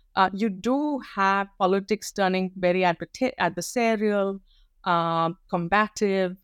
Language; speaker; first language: English; non-native, local second language; Hindi